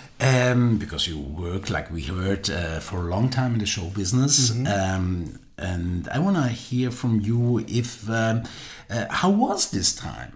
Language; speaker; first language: English; non-native, learner; German